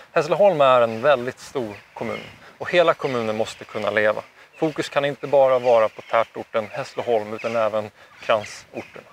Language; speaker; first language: Swedish; native; Swedish